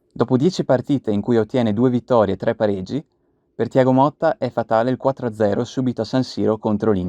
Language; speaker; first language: Italian; native; Italian